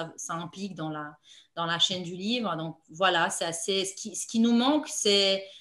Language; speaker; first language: French; non-native, fluent; Romanian